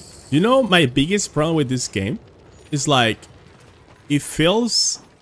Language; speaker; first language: English; non-native, fluent; Spanish